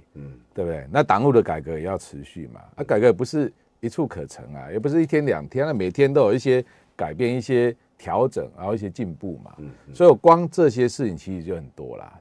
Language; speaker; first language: Chinese; native; Chinese